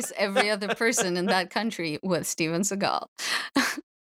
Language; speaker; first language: English; early bilingual, other home language; Russian